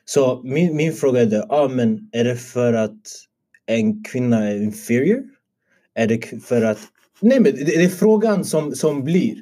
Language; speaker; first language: Swedish; early bilingual, other home language; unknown